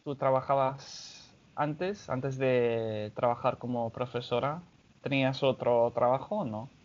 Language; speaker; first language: Spanish; non-native, fluent; English